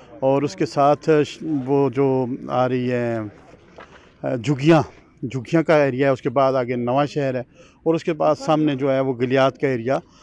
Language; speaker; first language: Urdu; non-native, local second language; Northern Hindko